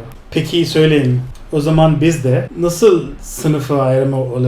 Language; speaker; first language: Turkish; non-native, fluent; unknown